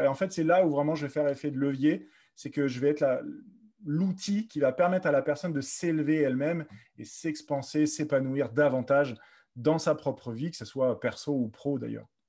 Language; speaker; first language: French; native; French